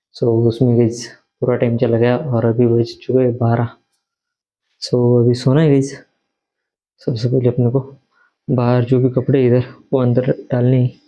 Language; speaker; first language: Hindi; non-native, local second language; Marathi